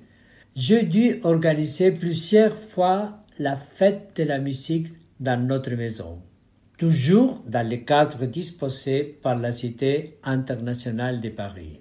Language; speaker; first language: French; non-native, fluent; Spanish